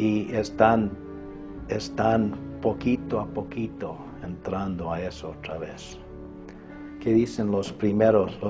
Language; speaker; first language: Spanish; non-native, fluent; English